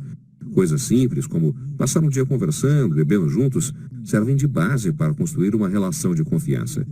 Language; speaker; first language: Portuguese; native; Portuguese